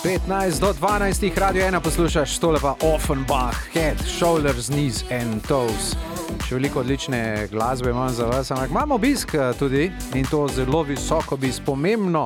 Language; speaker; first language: Slovenian; native; Slovenian